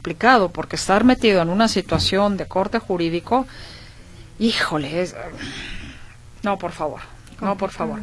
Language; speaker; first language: Spanish; native; Spanish